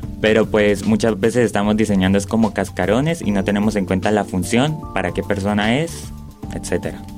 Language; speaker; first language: Spanish; native; Spanish